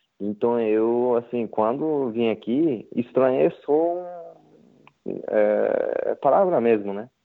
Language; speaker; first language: Portuguese; non-native, learner; Japanese